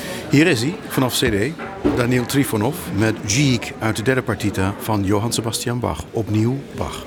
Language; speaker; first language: Dutch; native; Dutch